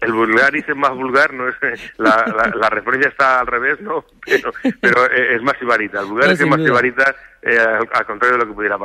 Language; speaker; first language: Spanish; native; Spanish